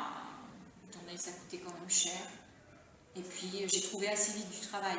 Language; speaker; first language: French; early bilingual, other home language; Italian